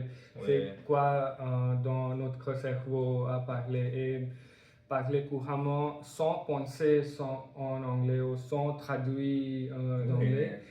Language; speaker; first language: French; non-native, learner; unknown